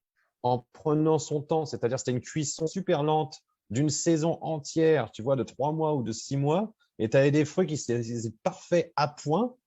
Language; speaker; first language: French; native; French